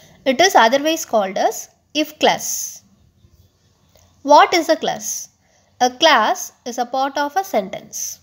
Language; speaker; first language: English; non-native, local second language; Tamil